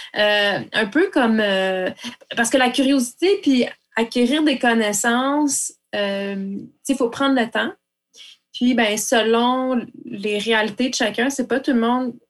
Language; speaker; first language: French; native; French